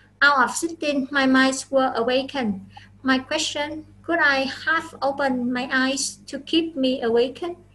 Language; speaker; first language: English; non-native, fluent; Vietnamese